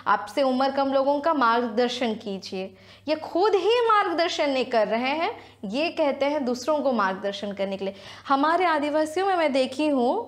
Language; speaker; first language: Hindi; non-native, local second language; Sadri